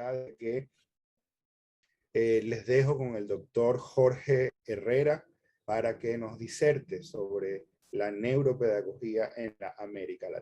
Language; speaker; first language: Spanish; native; Spanish